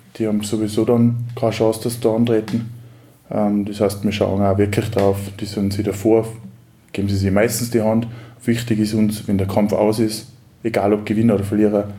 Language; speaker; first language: German; native; German